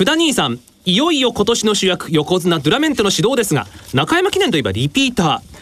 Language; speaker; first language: Japanese; native; Japanese